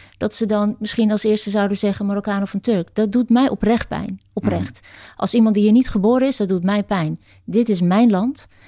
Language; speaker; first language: Dutch; early bilingual, other home language; Turkish